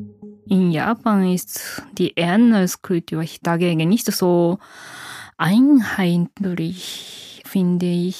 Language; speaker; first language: German; non-native, fluent; Japanese